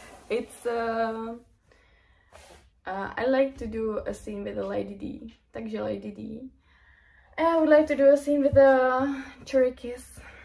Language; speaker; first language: English; non-native, fluent; Czech